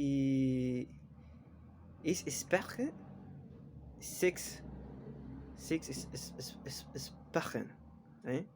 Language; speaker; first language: German; non-native, learner; Spanish